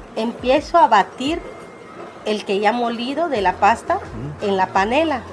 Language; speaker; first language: Spanish; native; Spanish